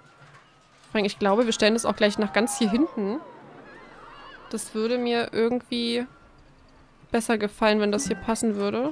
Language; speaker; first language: German; native; German